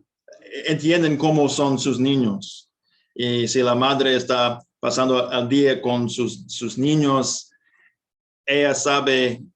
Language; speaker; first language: Spanish; non-native, fluent; English